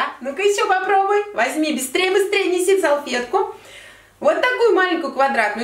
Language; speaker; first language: Russian; native; Russian